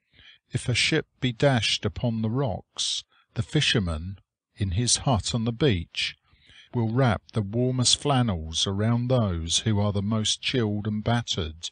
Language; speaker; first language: English; native; English